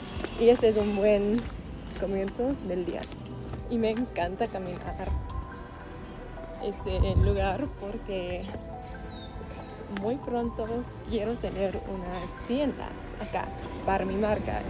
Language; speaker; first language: Spanish; non-native, learner; English